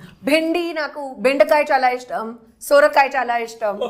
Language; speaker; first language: Telugu; non-native, learner; Hindi